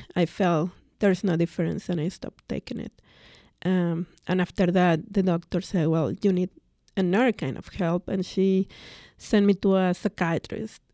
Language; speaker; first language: English; non-native, fluent; Spanish